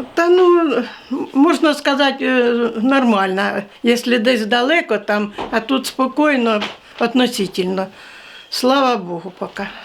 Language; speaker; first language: Ukrainian; native; Ukrainian